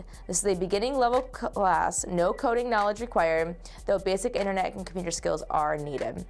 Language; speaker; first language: English; native; English